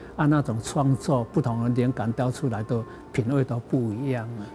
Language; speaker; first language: Chinese; native; Chinese